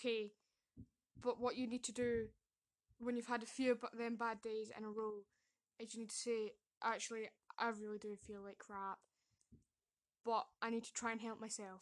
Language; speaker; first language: English; native; English